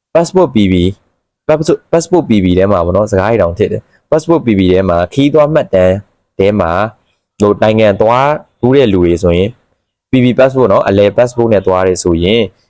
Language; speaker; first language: Burmese; native; Burmese